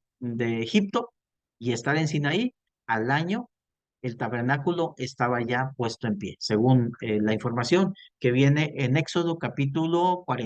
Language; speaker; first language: Spanish; native; Spanish